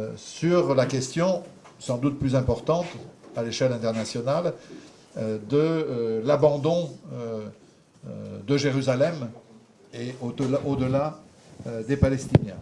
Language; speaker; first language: French; native; French